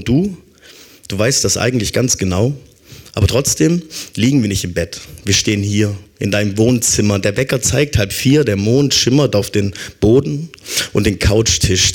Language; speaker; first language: German; native; German